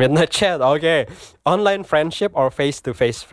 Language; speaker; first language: English; non-native, fluent; Indonesian